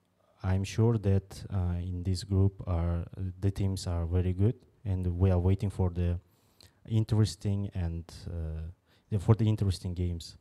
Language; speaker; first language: English; non-native, fluent; Uzbek